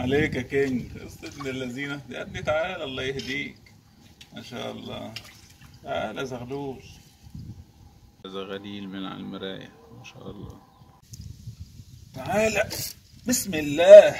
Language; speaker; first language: Arabic; native; Arabic